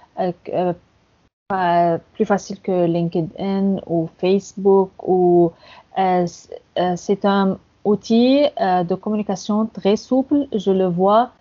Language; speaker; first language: French; non-native, fluent; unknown